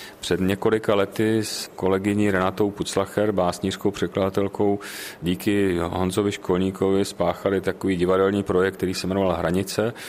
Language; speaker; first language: Czech; native; Czech